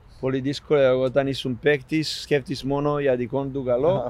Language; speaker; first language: Greek; non-native, learner; Serbian